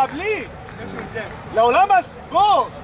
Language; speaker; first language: Arabic; native; Arabic